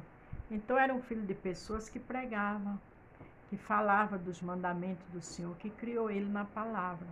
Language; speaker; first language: Portuguese; native; Portuguese